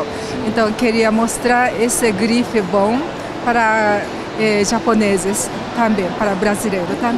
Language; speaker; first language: Portuguese; non-native, learner; Japanese